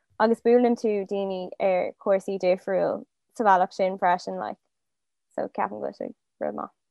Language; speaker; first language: Irish; non-native, local second language; English